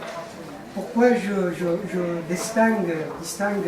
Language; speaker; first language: French; non-native, fluent; Persian